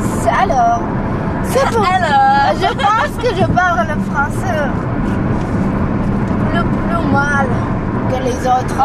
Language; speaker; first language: French; non-native, learner; Georgian